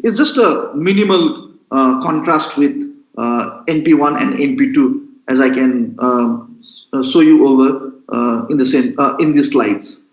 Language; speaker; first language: English; non-native, local second language; Nepali